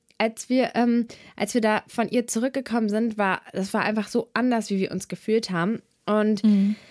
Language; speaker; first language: German; early bilingual, other home language; Serbian